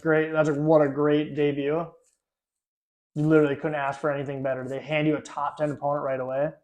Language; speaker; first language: English; native; English